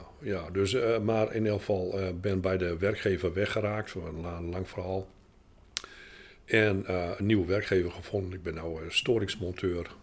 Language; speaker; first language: Dutch; native; Dutch